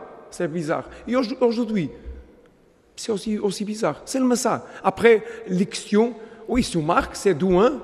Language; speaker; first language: French; non-native, fluent; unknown